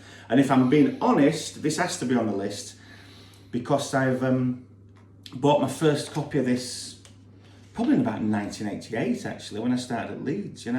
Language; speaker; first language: English; native; English